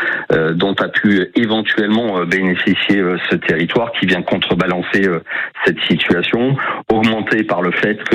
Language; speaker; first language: French; native; French